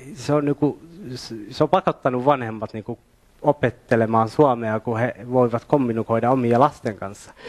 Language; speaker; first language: Finnish; early bilingual, other home language; Somali